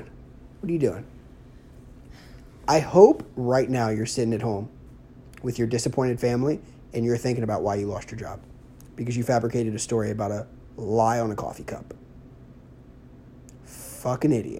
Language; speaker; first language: English; native; English